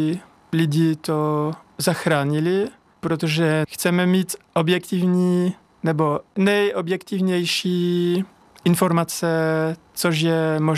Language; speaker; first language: Czech; non-native, learner; French